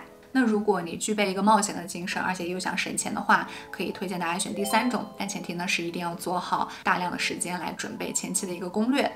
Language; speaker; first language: Chinese; native; Chinese